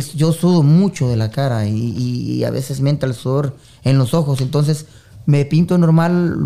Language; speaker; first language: Spanish; native; Spanish